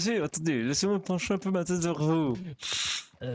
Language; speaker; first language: French; native; French